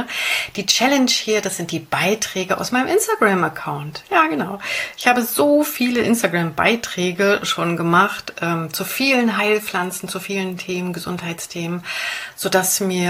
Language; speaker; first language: German; native; German